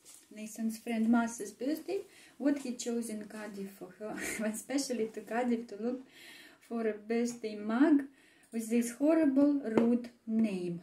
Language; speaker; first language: English; non-native, fluent; Russian